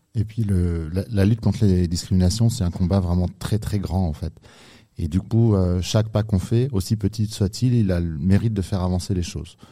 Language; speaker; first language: French; native; French